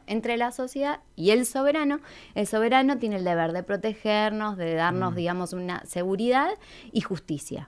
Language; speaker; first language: Spanish; native; Spanish